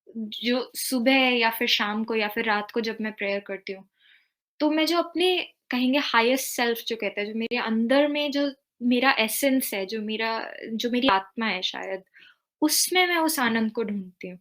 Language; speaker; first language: Hindi; native; Hindi